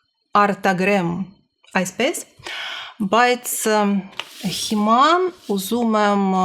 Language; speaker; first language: Armenian; non-native, learner; Russian